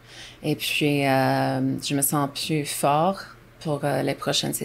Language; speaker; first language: French; non-native, local second language; English